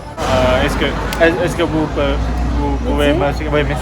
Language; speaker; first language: French; non-native, learner; Thai